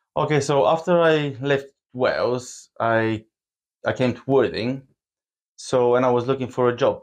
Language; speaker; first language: English; non-native, fluent; Bulgarian